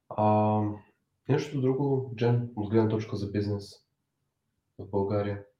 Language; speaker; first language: Bulgarian; native; Bulgarian